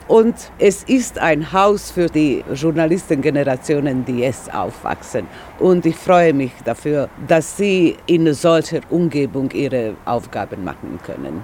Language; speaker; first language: German; non-native, fluent; Serbian